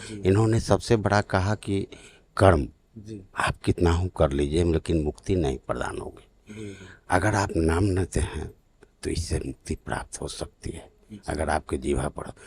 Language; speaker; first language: Hindi; native; Hindi